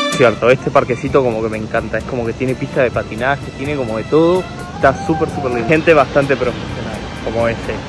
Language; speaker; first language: Spanish; native; Spanish